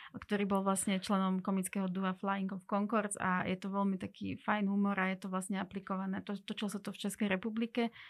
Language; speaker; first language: Slovak; non-native, local second language; Hungarian